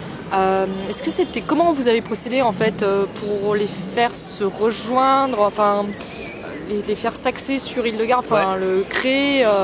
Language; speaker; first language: French; native; French